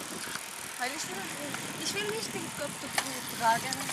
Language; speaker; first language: German; non-native, learner; Persian